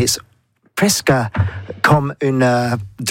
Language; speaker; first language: French; non-native, learner; English